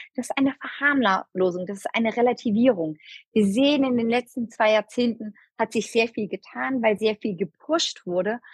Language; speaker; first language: German; early bilingual, other home language; Turkish